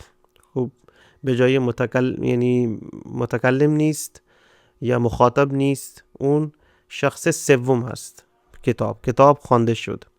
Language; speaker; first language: Persian; non-native, fluent; Urdu